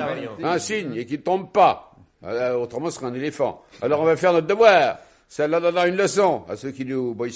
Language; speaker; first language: French; native; French